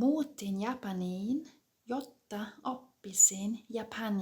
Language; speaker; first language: Finnish; non-native, fluent; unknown